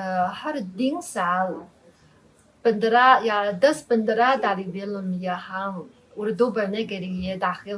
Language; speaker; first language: Hindi; non-native, fluent; Chinese